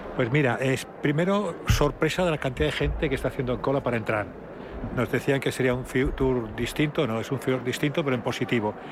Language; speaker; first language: Spanish; native; Spanish